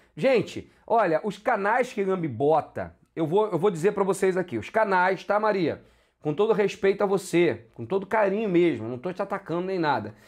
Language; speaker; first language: Portuguese; native; Portuguese